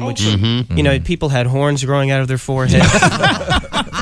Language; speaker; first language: English; native; English